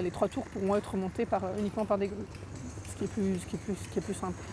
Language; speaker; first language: French; native; French